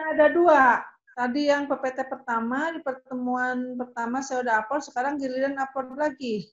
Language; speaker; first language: Indonesian; native; Indonesian